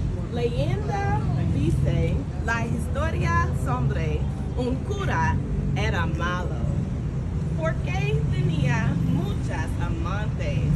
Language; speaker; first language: Spanish; non-native, learner; English